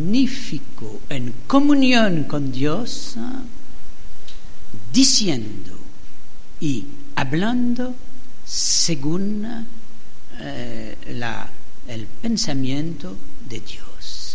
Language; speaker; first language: Spanish; non-native, fluent; French